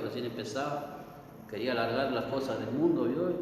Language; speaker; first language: Spanish; native; Spanish